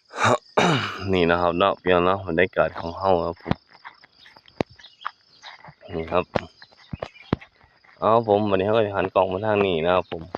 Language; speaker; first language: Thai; non-native, local second language; Northeastern Thai